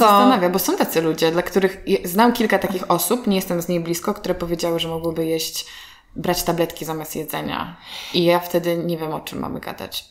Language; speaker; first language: Polish; native; Polish